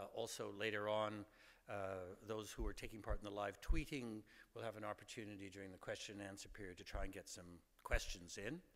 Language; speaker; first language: English; native; English